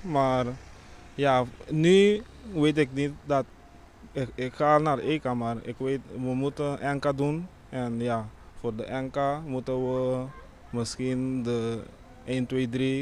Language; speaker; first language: Dutch; non-native, local second language; Papiamento